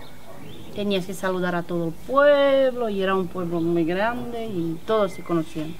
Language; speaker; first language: Spanish; non-native, fluent; Romanian